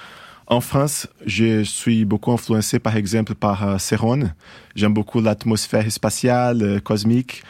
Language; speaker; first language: French; non-native, fluent; Portuguese